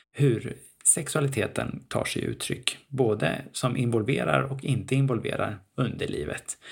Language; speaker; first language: Swedish; native; Swedish